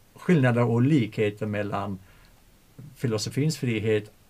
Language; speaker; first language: Swedish; non-native, fluent; English